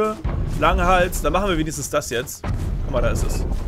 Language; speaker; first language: German; native; German